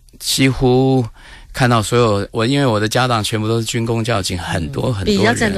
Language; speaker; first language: Chinese; native; Chinese